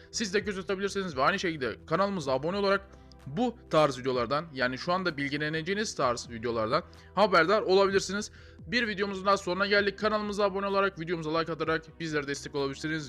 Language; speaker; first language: Turkish; native; Turkish